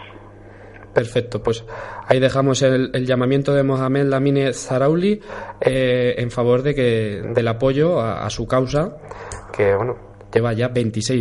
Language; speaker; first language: Spanish; native; Spanish